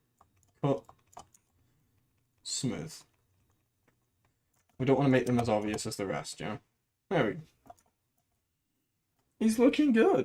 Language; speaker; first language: English; native; English